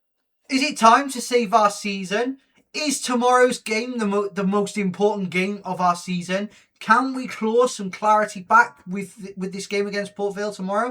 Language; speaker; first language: English; native; English